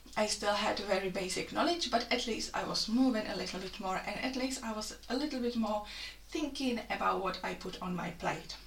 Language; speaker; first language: English; non-native, fluent; Czech